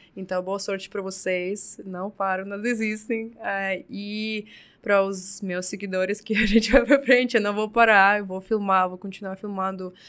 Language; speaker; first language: Portuguese; non-native, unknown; Russian